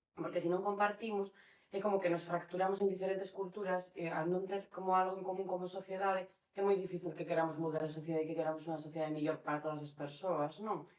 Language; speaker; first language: Galician; non-native, local second language; Spanish